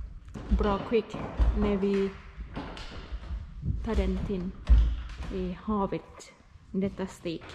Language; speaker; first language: Swedish; non-native, learner; Thai